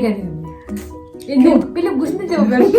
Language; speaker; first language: Hindi; non-native, local second language; Tibetan